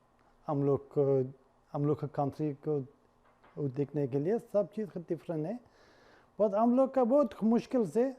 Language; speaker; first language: Hindi; non-native, learner; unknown